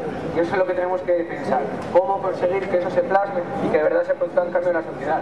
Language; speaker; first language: Spanish; native; Spanish